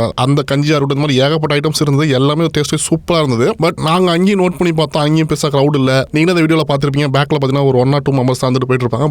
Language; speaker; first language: Tamil; native; Tamil